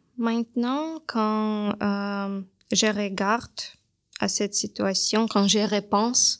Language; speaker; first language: French; non-native, learner; Russian